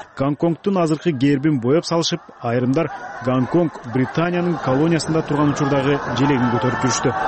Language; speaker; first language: Kyrgyz; native; Kyrgyz